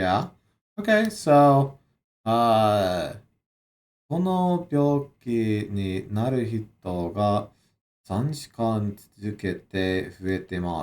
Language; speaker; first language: Japanese; non-native, learner; English